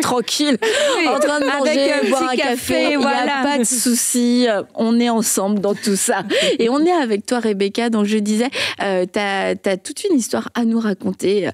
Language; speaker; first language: French; native; French